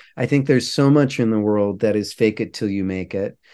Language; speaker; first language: English; native; English